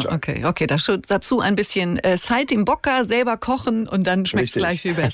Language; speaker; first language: German; native; German